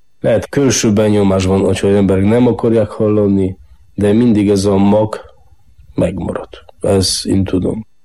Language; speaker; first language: Hungarian; non-native, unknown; Polish